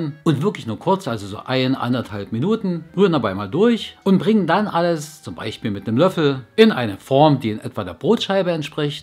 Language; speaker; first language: German; native; German